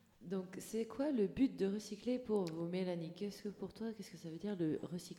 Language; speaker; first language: French; native; French